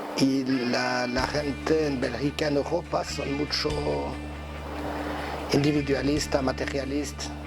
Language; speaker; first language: Spanish; non-native, learner; French